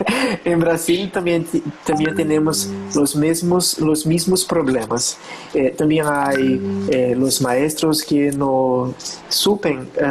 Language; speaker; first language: Spanish; non-native, learner; Portuguese